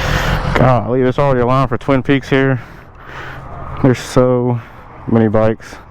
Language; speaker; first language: English; native; English